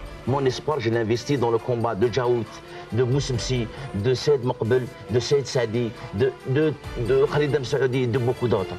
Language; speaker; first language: French; non-native, local second language; Kabyle